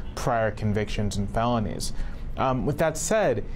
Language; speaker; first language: English; native; English